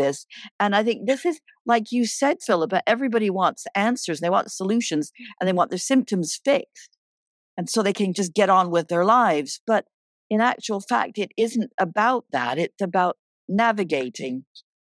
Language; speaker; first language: English; native; English